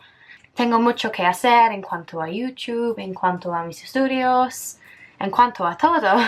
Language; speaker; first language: Spanish; non-native, fluent; English